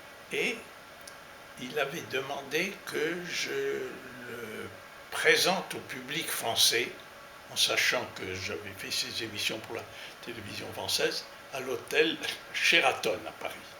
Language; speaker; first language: French; native; French